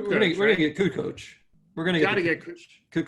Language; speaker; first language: English; native; English